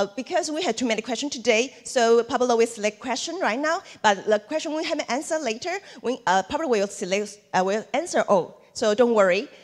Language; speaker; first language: English; non-native, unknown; Chinese